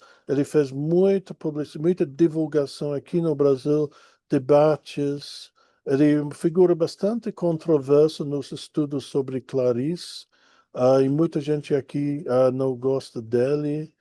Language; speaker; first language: Portuguese; non-native, fluent; English